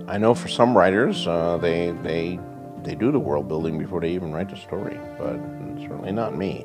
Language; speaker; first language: English; native; English